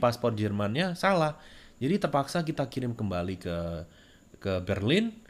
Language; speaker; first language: Indonesian; native; Indonesian